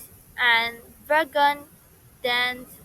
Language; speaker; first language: English; non-native, learner; Indonesian